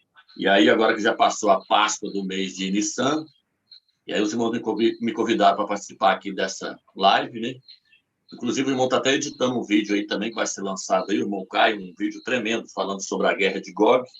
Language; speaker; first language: Portuguese; native; Portuguese